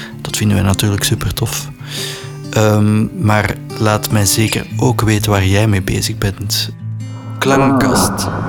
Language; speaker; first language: Dutch; native; Dutch